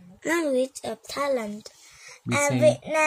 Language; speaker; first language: English; non-native, learner; Vietnamese